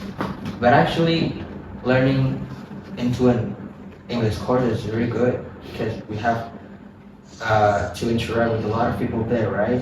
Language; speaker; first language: English; non-native, fluent; Indonesian